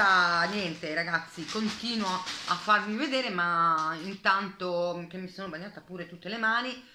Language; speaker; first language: Italian; native; Italian